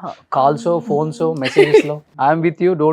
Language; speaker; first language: Telugu; native; Telugu